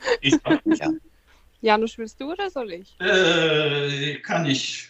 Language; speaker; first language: German; non-native, fluent; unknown